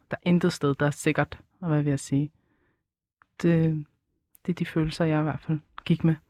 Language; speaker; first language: Danish; early bilingual, other home language; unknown